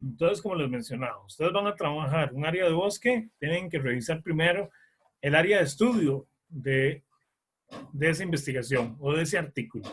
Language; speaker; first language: Spanish; native; Spanish